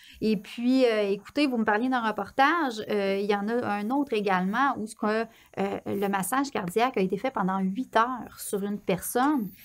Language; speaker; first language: French; native; French